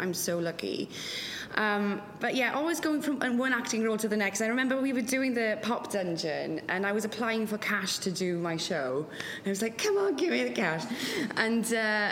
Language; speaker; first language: English; non-native, local second language; Welsh